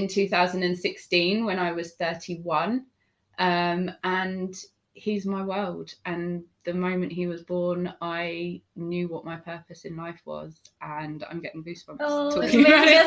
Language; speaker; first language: English; native; English